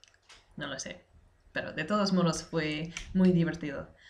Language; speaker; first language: Spanish; non-native, learner; English